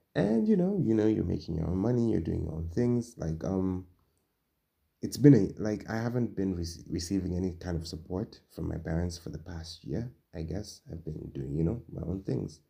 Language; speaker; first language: English; non-native, local second language; Swahili